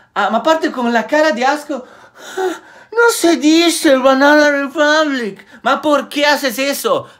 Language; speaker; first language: Spanish; non-native, fluent; Italian